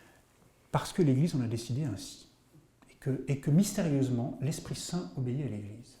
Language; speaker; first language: French; native; French